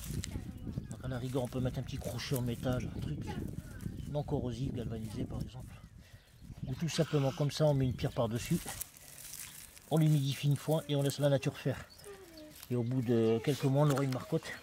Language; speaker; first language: French; native; French